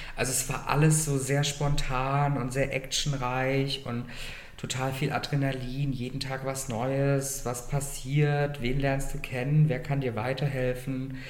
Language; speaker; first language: German; native; German